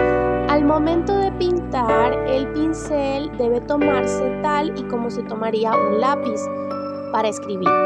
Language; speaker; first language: Spanish; native; Spanish